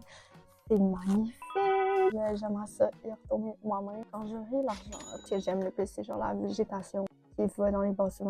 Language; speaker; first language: French; native; French